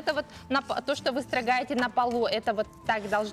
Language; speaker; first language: Russian; native; Russian